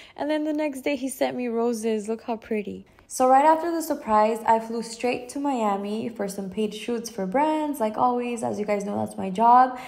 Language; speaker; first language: English; early bilingual, other home language; Spanish